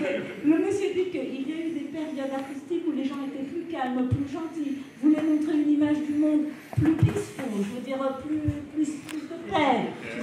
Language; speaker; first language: French; native; French